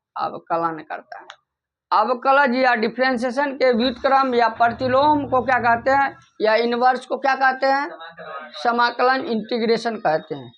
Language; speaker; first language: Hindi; native; Hindi